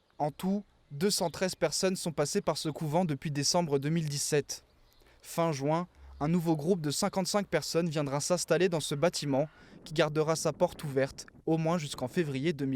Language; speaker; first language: French; native; French